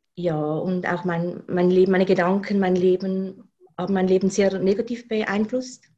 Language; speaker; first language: German; native; German